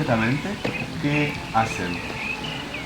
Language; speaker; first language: Spanish; non-native, fluent; French